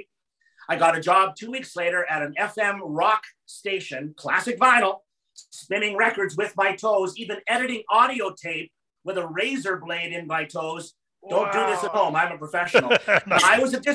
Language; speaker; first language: English; native; English